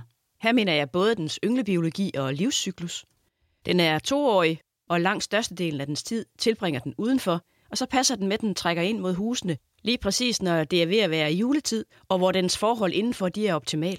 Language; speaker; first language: Danish; native; Danish